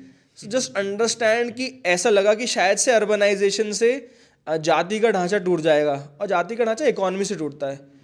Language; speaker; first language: Hindi; native; Hindi